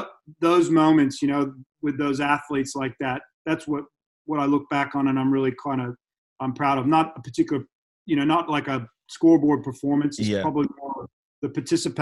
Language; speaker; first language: English; native; English